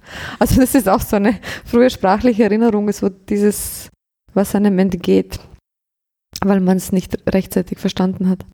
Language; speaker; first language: German; early bilingual, other home language; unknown